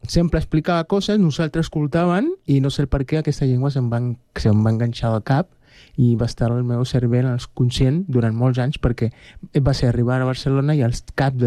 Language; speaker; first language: Catalan; non-native, fluent; Spanish